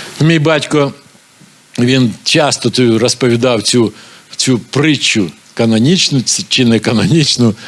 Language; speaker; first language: Ukrainian; non-native, local second language; Russian